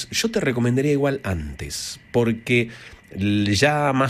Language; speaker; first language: Spanish; native; Spanish